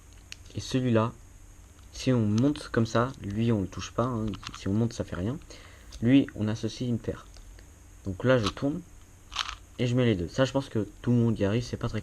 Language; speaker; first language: French; native; French